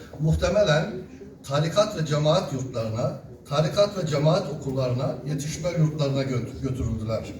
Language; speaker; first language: Turkish; non-native, local second language; Zaza